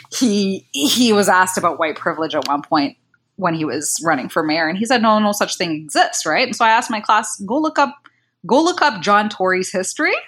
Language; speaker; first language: English; non-native, local second language; Kinyarwanda